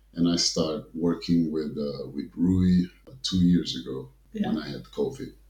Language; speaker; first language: English; early bilingual, other home language; Kabuverdianu